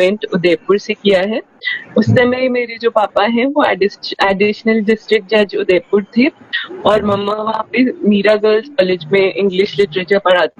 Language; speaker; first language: Hindi; non-native, local second language; Rajasthani